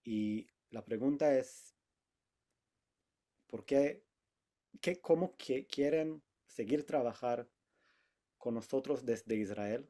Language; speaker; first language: Spanish; non-native, fluent; Hebrew